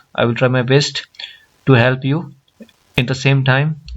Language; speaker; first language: English; non-native, local second language; Nepali